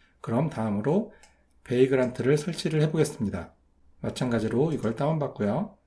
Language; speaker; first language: Korean; native; Korean